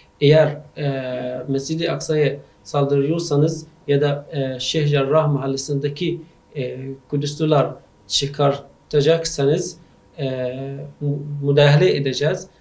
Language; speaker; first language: Turkish; non-native, learner; Arabic